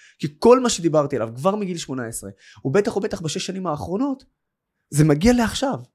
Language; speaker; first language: Hebrew; non-native, local second language; Arabic